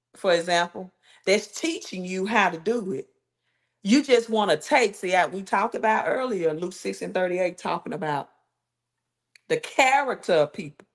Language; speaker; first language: English; native; English